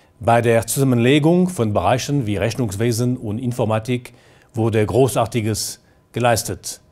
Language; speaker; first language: German; native; German